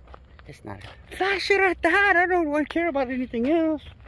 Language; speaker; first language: English; native; English